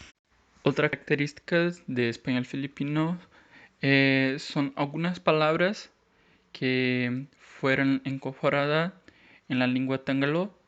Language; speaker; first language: Spanish; non-native, learner; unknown